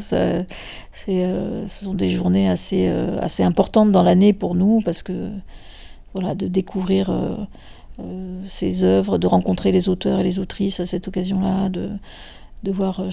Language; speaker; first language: French; native; French